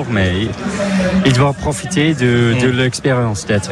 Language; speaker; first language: French; non-native, fluent; English